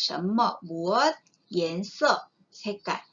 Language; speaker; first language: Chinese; non-native, fluent; Korean